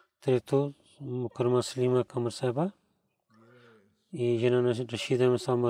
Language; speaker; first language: Bulgarian; non-native, learner; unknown